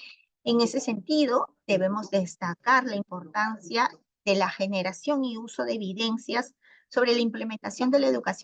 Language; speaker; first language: Spanish; native; Spanish